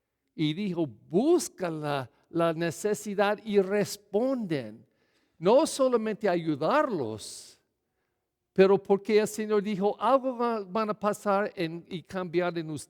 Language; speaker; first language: Spanish; non-native, fluent; English